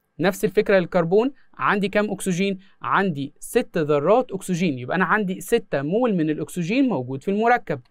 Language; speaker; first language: Arabic; native; Arabic